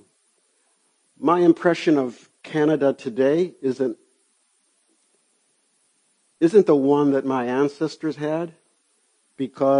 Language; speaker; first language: English; native; English